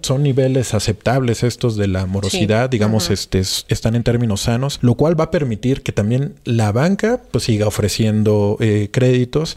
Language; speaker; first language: Spanish; native; Spanish